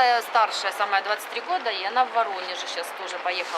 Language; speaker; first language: Russian; native; Russian